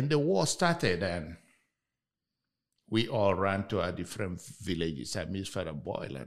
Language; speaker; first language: English; non-native, local second language; Igbo